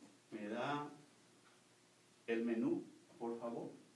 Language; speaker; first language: Spanish; native; Spanish